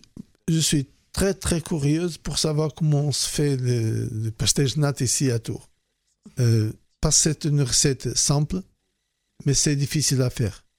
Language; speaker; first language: French; non-native, fluent; Portuguese